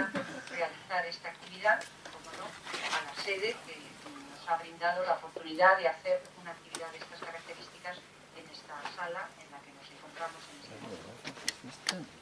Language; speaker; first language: Spanish; native; Spanish